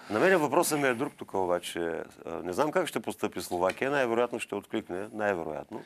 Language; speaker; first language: Bulgarian; native; Bulgarian